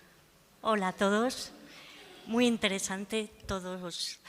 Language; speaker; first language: Spanish; non-native, fluent; Arabic